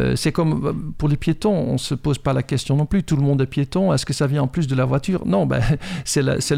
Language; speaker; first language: French; non-native, fluent; Dutch